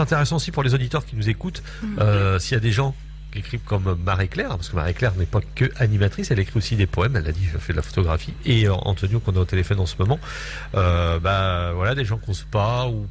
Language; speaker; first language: French; native; French